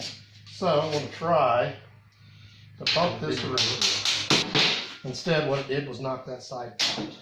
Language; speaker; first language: English; native; English